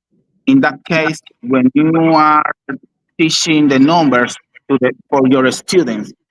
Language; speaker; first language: English; non-native, learner; Spanish